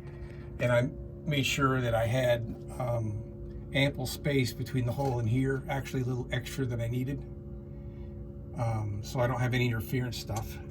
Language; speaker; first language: English; native; English